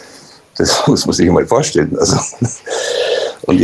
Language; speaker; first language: German; native; German